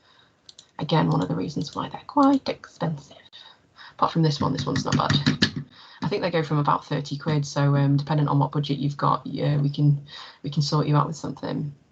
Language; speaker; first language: English; native; English